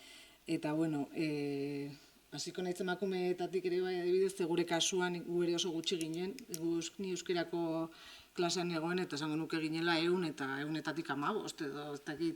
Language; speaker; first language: Basque; native; Basque